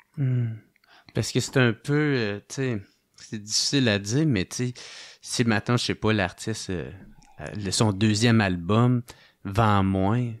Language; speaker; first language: French; native; French